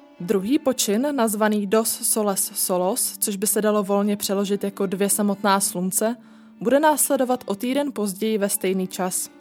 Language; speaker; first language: Czech; native; Czech